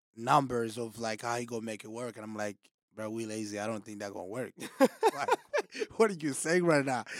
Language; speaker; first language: English; non-native, local second language; Rundi